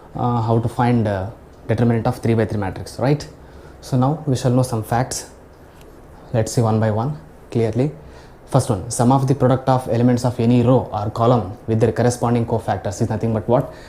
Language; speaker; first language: English; non-native, local second language; Kannada